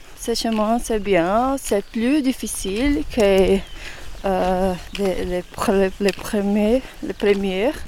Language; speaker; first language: French; non-native, learner; Portuguese